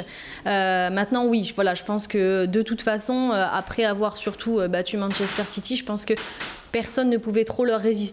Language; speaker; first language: French; native; French